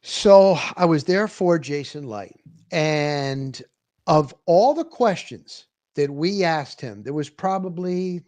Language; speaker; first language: English; native; English